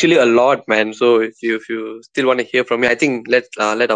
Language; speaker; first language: English; non-native, local second language; Tamil